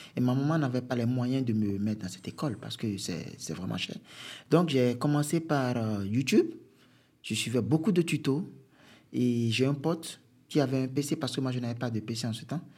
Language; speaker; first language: French; non-native, local second language; Fon